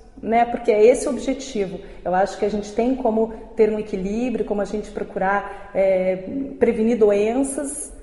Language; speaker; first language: Portuguese; native; Portuguese